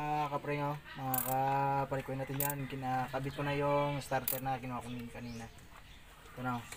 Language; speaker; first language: Filipino; native; Filipino